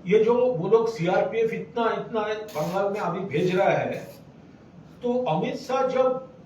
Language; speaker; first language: Hindi; non-native, local second language; Bangla